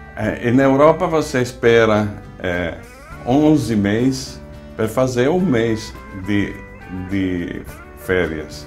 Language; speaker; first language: Portuguese; non-native, fluent; Italian